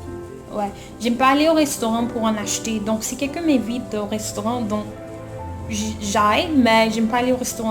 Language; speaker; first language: French; non-native, local second language; Haitian Creole